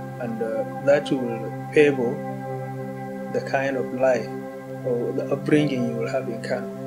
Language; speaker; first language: English; non-native, local second language; Hausa